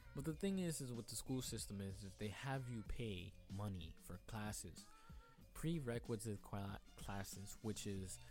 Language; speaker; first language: English; native; English